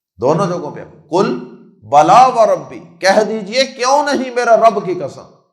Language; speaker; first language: Urdu; non-native, local second language; Punjabi